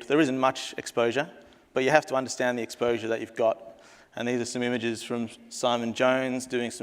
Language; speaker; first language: English; native; English